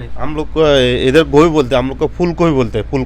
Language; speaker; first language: Hindi; non-native, learner; Bangla